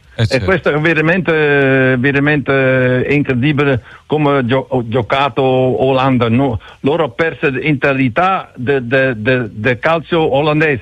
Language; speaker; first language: Italian; non-native, learner; Dutch